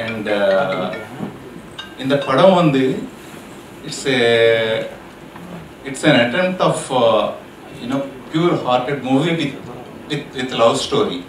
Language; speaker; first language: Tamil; non-native, local second language; Telugu